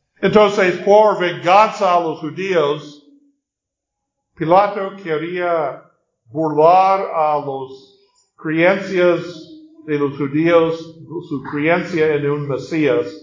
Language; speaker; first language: Spanish; non-native, learner; English